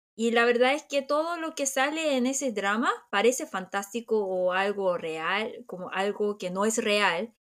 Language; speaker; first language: Spanish; non-native, fluent; Korean